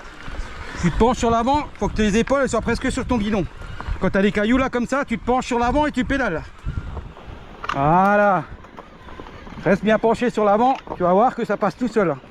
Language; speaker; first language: French; native; French